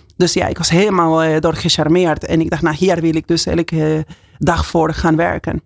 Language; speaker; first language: Dutch; non-native, fluent; Spanish